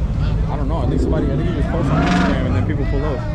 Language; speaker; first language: English; native; English